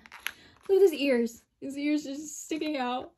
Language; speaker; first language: English; native; English